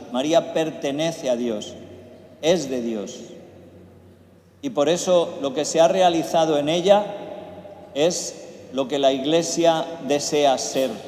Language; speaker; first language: Spanish; native; Spanish